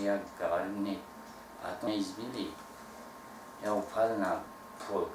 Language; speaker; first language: Russian; non-native, learner; Tajik